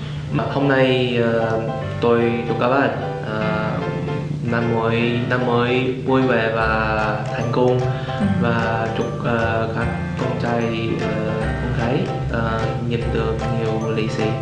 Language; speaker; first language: Vietnamese; non-native, learner; Chinese